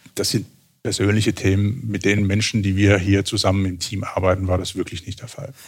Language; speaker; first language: German; native; German